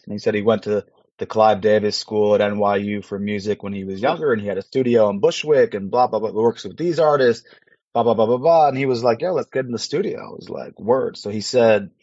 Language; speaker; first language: English; native; English